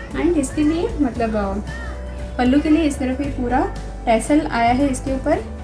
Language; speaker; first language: Hindi; non-native, local second language; Kannada